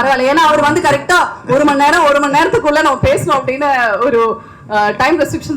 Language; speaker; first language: Tamil; native; Tamil